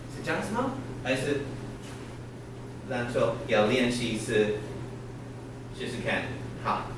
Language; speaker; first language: Chinese; non-native, learner; English